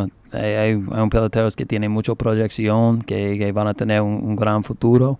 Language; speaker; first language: Spanish; non-native, learner; English